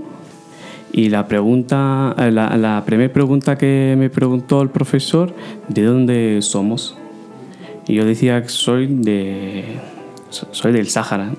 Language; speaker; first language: Spanish; non-native, fluent; Arabic